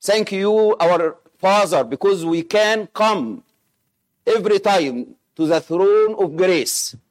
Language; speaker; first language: English; non-native, fluent; Arabic